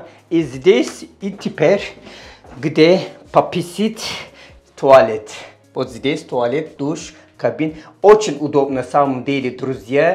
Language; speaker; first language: Russian; non-native, learner; Turkish